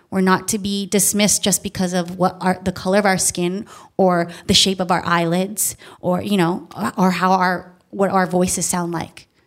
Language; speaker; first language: English; early bilingual, other home language; Filipino